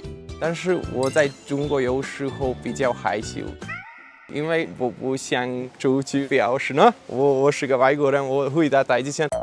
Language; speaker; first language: Chinese; non-native, fluent; Hungarian